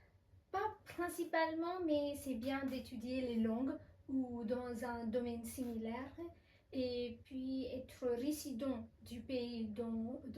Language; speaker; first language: French; non-native, fluent; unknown